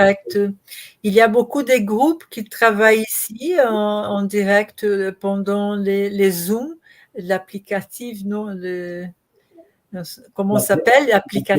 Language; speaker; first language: French; non-native, learner; Portuguese